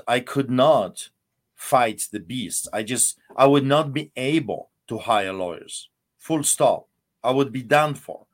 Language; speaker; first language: English; non-native, fluent; Polish